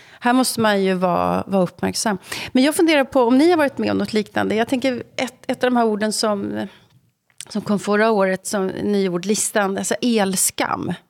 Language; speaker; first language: Swedish; native; Swedish